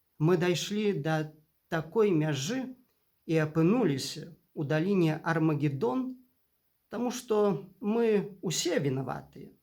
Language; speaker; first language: Belarusian; native; Belarusian